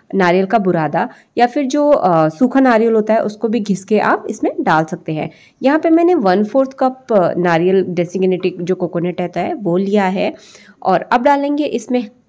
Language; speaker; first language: Hindi; native; Hindi